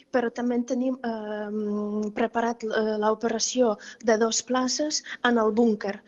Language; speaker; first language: Catalan; non-native, fluent; Ukrainian